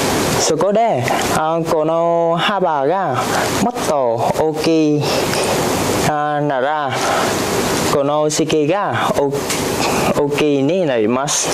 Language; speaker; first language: Japanese; non-native, learner; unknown